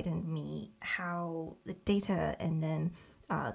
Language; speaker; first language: English; non-native, fluent; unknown